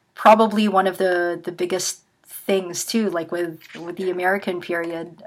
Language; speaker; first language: English; non-native, local second language; Filipino